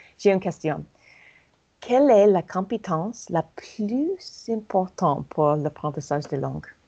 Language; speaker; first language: French; non-native, learner; English